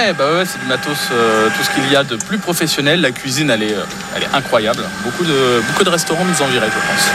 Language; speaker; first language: French; native; French